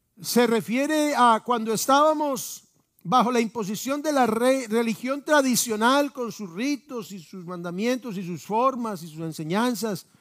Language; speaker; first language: Spanish; native; Spanish